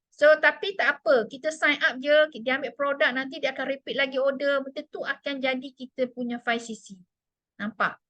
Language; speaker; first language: Malay; non-native, local second language; Chinese